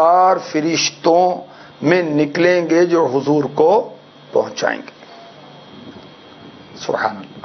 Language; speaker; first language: Urdu; native; Urdu